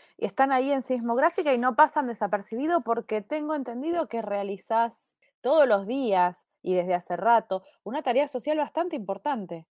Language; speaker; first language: Spanish; native; Spanish